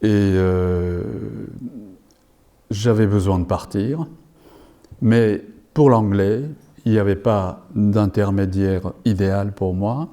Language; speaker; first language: French; non-native, fluent; Japanese